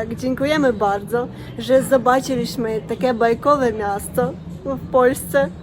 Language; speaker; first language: Polish; non-native, learner; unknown